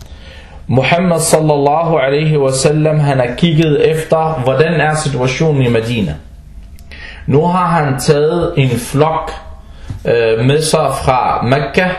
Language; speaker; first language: Danish; non-native, fluent; Arabic